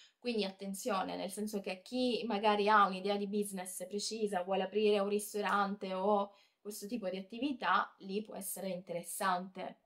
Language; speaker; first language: Italian; native; Italian